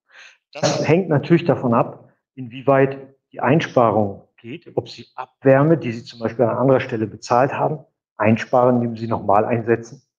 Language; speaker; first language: German; native; German